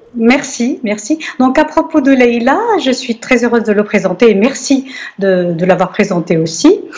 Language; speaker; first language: French; non-native, local second language; Arabic